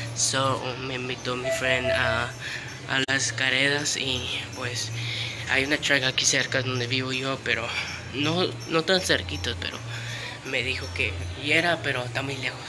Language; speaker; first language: Spanish; early bilingual, heritage; Spanish